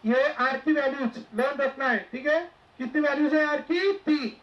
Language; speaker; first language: Hindi; non-native, local second language; Marathi